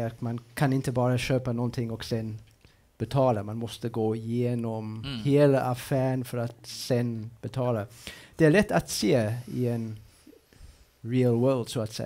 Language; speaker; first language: Swedish; non-native, fluent; English